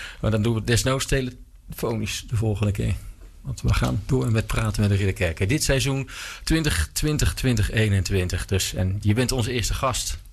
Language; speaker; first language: Dutch; native; Dutch